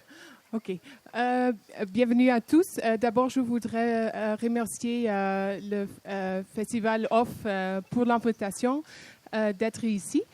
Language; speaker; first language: French; non-native, fluent; Dutch